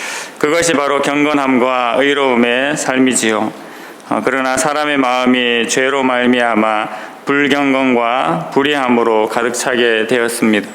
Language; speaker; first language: Korean; native; Korean